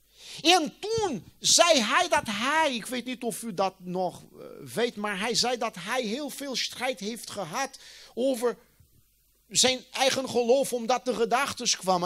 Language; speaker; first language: Dutch; non-native, fluent; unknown